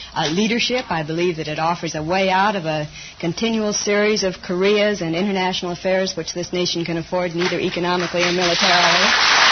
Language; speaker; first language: English; native; English